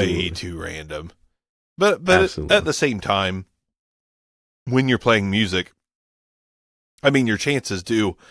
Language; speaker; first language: English; native; English